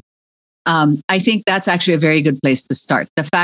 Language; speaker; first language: English; native; English